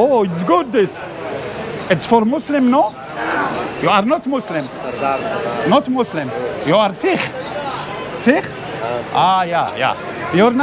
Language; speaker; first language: English; non-native, learner; Arabic